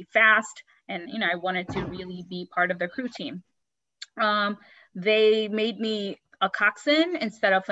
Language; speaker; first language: English; non-native, local second language; Sylheti